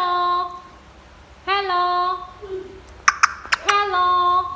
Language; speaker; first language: English; non-native, learner; Vietnamese